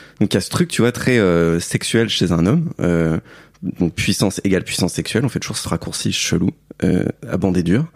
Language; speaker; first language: French; native; French